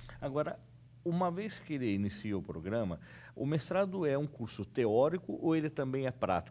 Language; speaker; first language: Portuguese; native; Portuguese